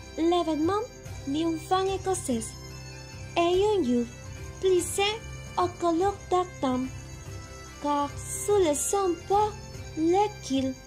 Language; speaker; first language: French; non-native, learner; Spanish